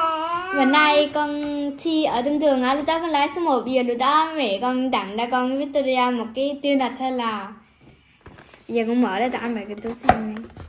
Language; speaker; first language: Vietnamese; early bilingual, heritage; Vietnamese